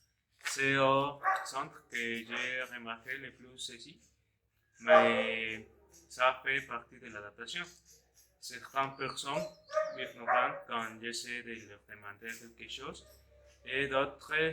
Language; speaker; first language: French; non-native, learner; Spanish